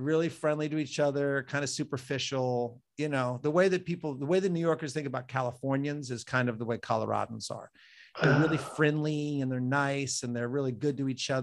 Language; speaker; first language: English; native; English